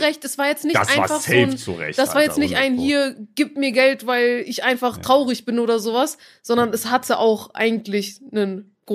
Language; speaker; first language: German; native; German